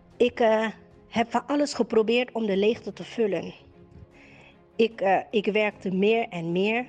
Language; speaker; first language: Dutch; native; Dutch